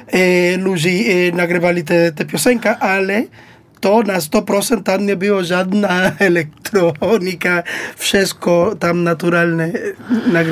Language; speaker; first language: Polish; non-native, learner; Spanish